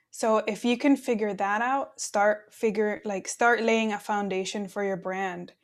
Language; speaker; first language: English; early bilingual, other home language; Spanish